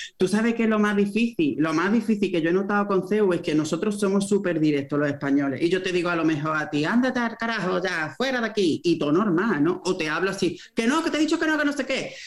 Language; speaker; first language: Spanish; native; Spanish